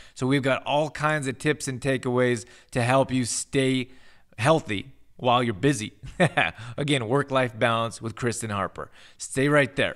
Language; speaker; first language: English; native; English